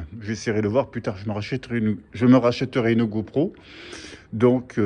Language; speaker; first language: French; native; French